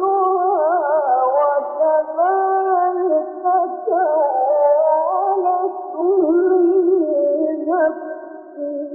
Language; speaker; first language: Arabic; native; Arabic